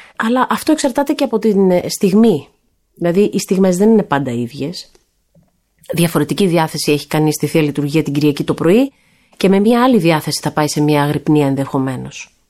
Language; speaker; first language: Greek; early bilingual, heritage; Greek